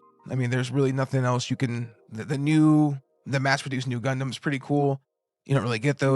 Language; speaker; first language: English; native; English